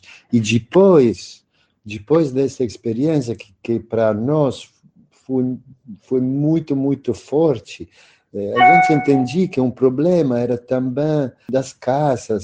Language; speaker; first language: Portuguese; non-native, fluent; Italian